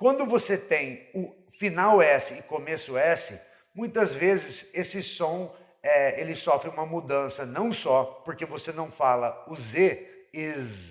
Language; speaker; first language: Portuguese; non-native, fluent; English